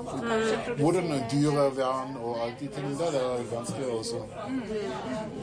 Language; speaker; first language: Norwegian; non-native, fluent; German